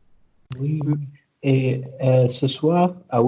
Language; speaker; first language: French; non-native, learner; Arabic